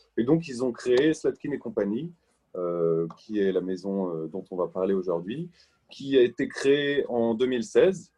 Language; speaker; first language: French; native; French